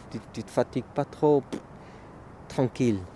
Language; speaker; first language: French; non-native, local second language; German